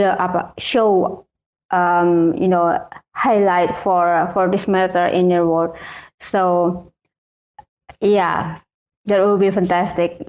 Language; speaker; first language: English; non-native, learner; Indonesian